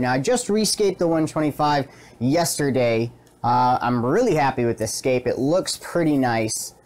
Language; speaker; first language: English; native; English